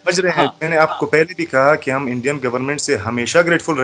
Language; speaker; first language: Hindi; non-native, fluent; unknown